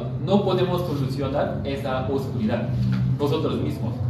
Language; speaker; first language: Spanish; non-native, fluent; Korean